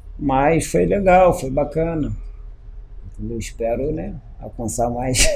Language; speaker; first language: Portuguese; native; Portuguese